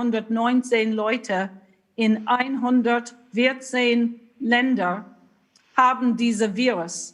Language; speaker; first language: German; non-native, learner; English